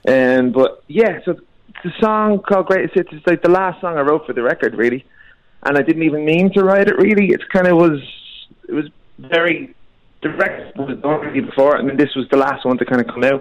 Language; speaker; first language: English; native; English